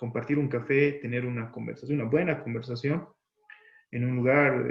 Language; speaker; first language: Spanish; native; Spanish